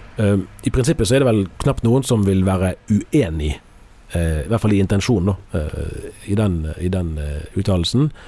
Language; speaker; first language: Norwegian; native; Norwegian